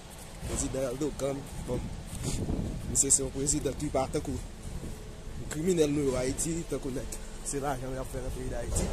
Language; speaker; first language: French; non-native, learner; Haitian Creole